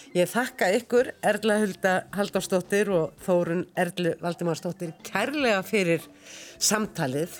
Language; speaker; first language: Icelandic; native; Icelandic